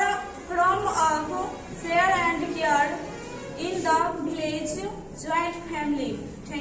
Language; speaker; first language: English; non-native, learner; Hindi